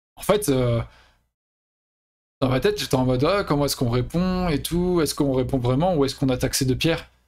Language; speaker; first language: French; native; French